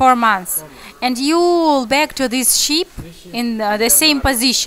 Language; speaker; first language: English; non-native, learner; Russian